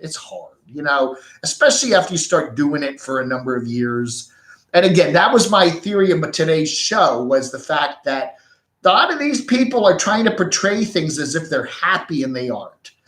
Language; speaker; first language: English; native; English